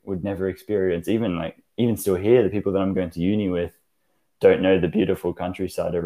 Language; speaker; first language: English; native; English